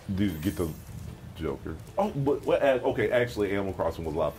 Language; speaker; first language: English; native; English